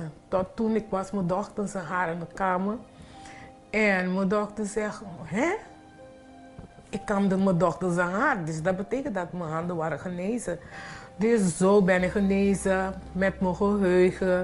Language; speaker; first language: Dutch; non-native, fluent; Papiamento